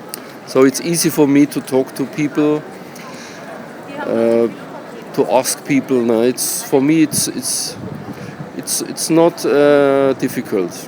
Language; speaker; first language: English; non-native, learner; German